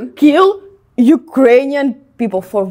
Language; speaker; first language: English; non-native, fluent; Ukrainian